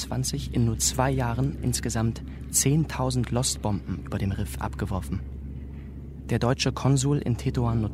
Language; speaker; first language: German; native; German